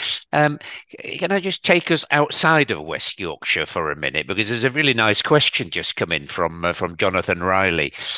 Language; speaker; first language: English; native; English